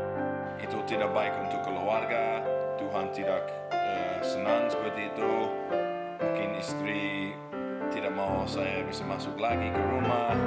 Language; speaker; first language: Indonesian; non-native, learner; English